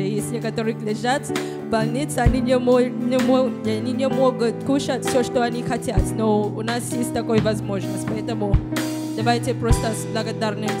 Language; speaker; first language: Russian; non-native, learner; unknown